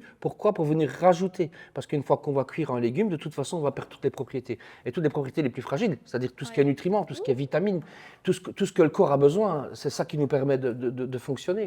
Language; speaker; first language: French; native; French